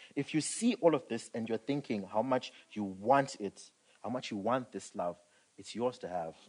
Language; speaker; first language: English; non-native, local second language; Shona